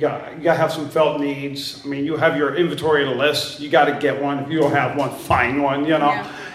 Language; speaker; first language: English; native; English